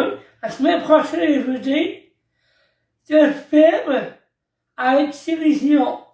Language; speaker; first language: French; native; French